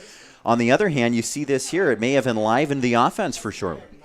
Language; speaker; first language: English; native; English